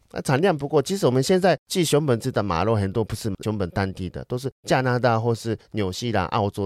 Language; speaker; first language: Chinese; non-native, fluent; Japanese